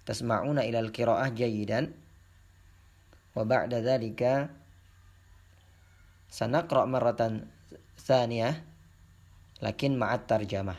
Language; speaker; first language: Arabic; non-native, fluent; Indonesian